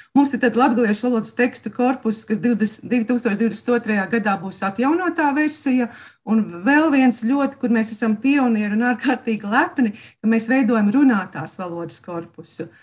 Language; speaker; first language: Latvian; native; Latvian